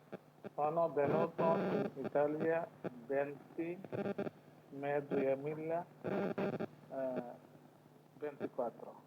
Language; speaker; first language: Italian; non-native, learner; Bangla